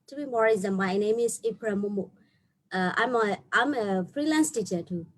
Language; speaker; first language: English; non-native, learner; Burmese